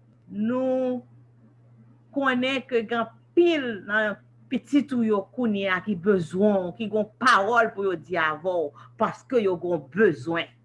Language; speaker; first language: French; native; French